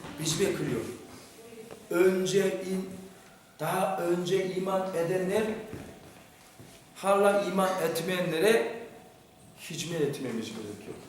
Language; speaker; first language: Turkish; non-native, fluent; Korean